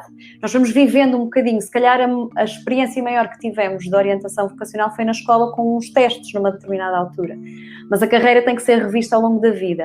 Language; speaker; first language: Portuguese; native; Portuguese